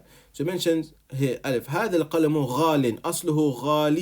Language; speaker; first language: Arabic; non-native, fluent; English